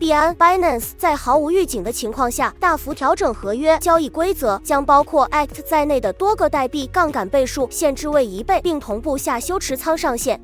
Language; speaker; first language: Chinese; native; Chinese